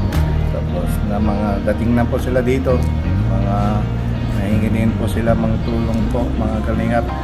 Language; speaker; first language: Filipino; non-native, learner; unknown